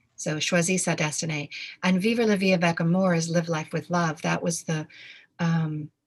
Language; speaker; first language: English; native; English